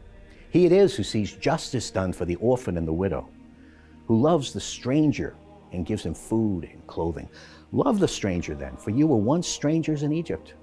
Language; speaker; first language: English; native; English